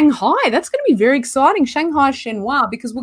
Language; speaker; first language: English; native; English